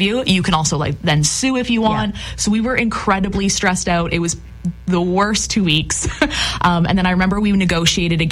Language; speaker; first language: English; native; English